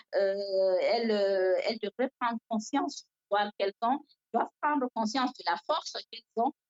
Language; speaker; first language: French; non-native, local second language; Fula